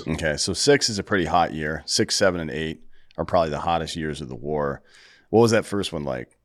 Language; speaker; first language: English; native; English